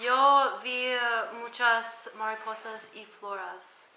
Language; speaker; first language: Spanish; non-native, learner; English